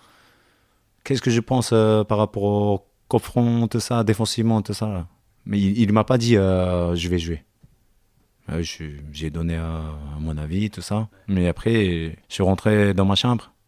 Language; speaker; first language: French; non-native, learner; Japanese